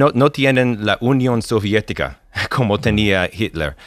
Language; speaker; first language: Spanish; non-native, fluent; English